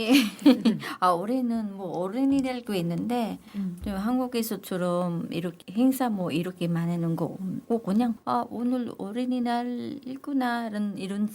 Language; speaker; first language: Korean; non-native, learner; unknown